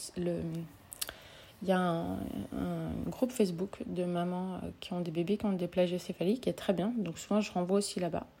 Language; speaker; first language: French; native; French